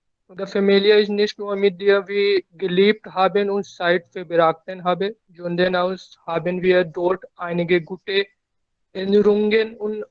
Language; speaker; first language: German; non-native, learner; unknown